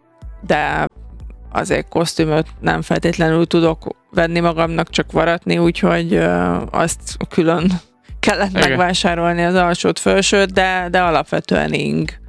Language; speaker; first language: Hungarian; native; Hungarian